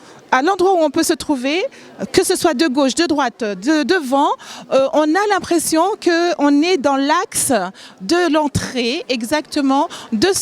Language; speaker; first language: French; native; French